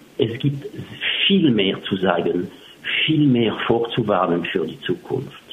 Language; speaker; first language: German; non-native, fluent; French